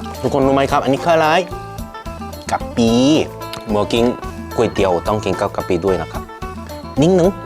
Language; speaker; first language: Thai; non-native, fluent; Korean